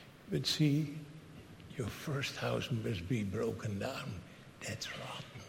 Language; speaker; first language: English; non-native, fluent; Dutch